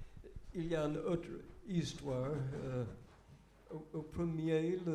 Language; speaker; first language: French; non-native, fluent; English